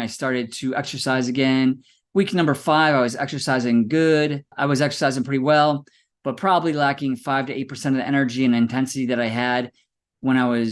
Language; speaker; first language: English; native; English